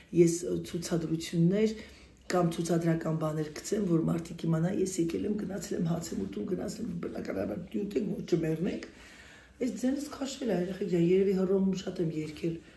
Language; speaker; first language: Armenian; native; Armenian